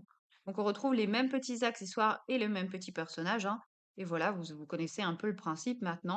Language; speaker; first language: French; native; French